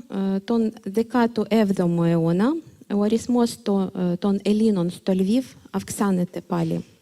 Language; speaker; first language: Greek; non-native, fluent; Ukrainian